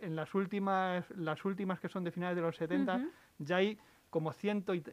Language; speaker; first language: Spanish; native; Spanish